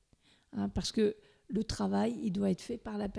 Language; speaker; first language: French; native; French